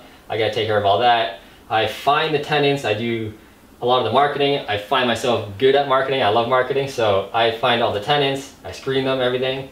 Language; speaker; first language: English; native; English